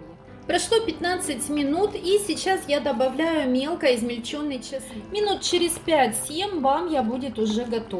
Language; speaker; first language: Russian; native; Russian